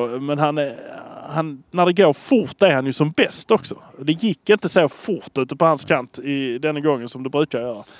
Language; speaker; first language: Swedish; native; Swedish